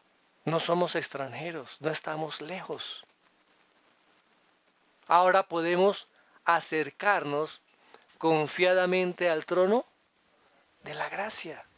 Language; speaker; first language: Spanish; native; Spanish